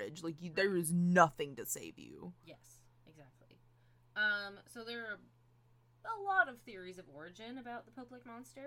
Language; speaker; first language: English; native; English